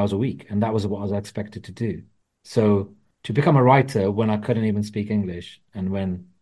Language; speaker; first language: English; early bilingual, other home language; Punjabi